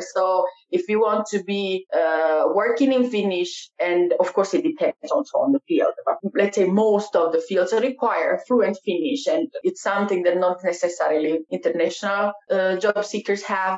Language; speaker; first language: English; non-native, fluent; Italian